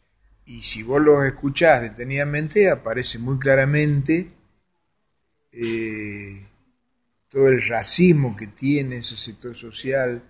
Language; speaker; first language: Spanish; native; Spanish